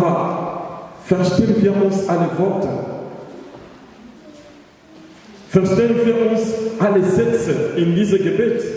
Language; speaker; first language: German; non-native, learner; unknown